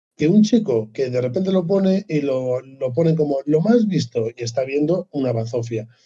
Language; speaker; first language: Spanish; native; Spanish